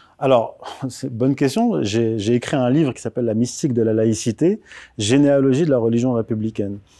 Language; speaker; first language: French; early bilingual, other home language; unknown